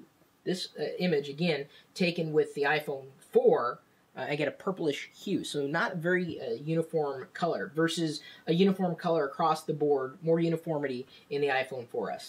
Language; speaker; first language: English; native; English